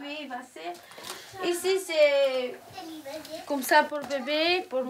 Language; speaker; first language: French; non-native, learner; Romanian